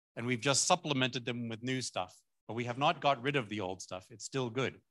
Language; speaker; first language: English; native; English